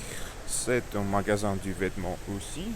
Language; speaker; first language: French; non-native, learner; Russian